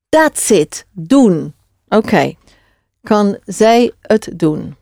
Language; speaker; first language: Dutch; non-native, fluent; English